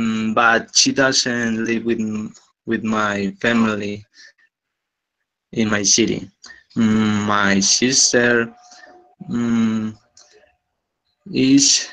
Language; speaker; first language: English; non-native, learner; Spanish